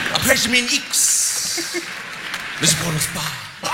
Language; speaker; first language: French; non-native, fluent; English